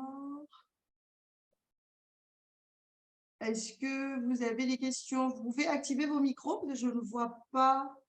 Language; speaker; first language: French; native; French